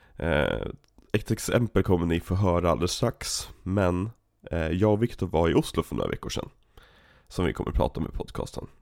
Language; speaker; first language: Swedish; native; Swedish